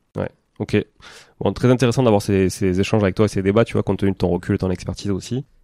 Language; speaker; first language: French; native; French